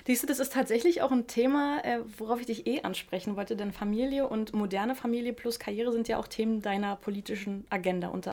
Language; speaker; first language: German; native; German